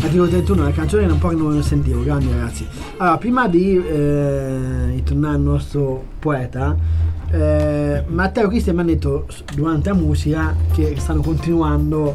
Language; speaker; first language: Italian; native; Italian